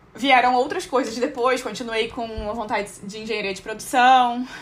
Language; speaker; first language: Portuguese; native; Portuguese